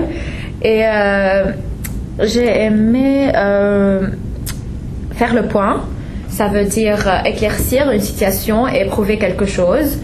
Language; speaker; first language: French; non-native, fluent; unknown